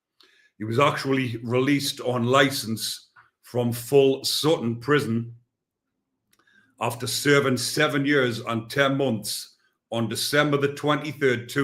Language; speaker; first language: English; native; English